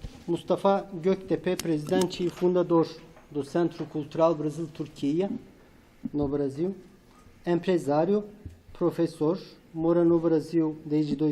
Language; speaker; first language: Portuguese; non-native, fluent; Turkish